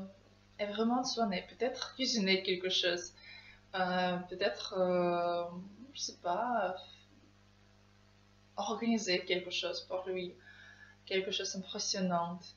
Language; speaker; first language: French; non-native, learner; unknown